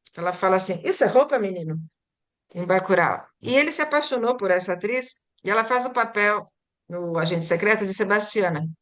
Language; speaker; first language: Portuguese; early bilingual, other home language; Italian